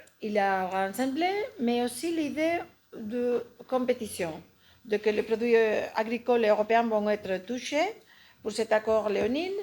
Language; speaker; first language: French; non-native, fluent; Spanish